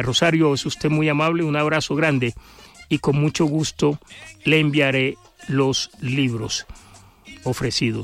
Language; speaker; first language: Spanish; native; Spanish